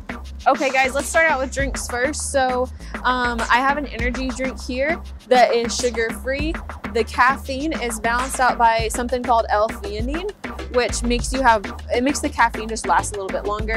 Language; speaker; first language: English; native; English